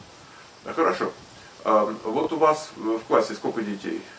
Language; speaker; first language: Russian; native; Russian